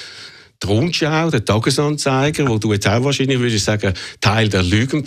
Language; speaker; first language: German; native; German